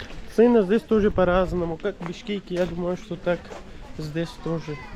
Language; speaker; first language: Russian; non-native, learner; Urdu